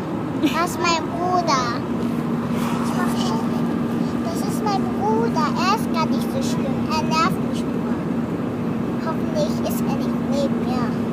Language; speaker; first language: German; non-native, learner; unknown